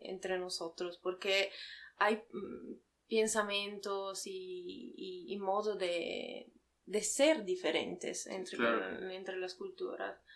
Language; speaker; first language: Spanish; non-native, fluent; Italian